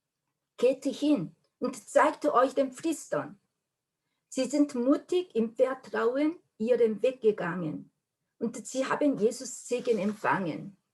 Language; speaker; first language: German; non-native, learner; Korean